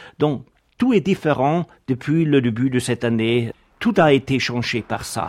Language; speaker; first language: French; non-native, fluent; German